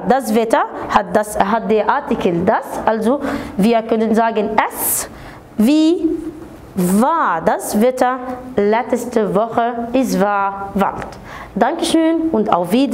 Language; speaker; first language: German; non-native, fluent; Arabic